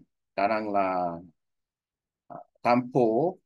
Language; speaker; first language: Vietnamese; non-native, learner; Korean